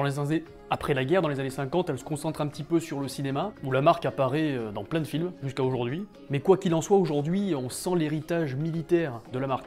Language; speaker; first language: French; native; French